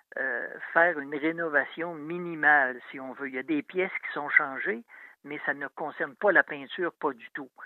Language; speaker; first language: French; native; French